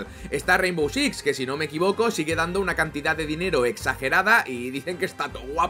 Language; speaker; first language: Spanish; native; Spanish